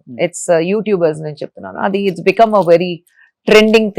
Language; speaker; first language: Telugu; non-native, fluent; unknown